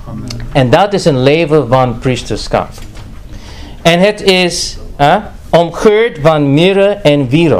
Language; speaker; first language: Dutch; non-native, fluent; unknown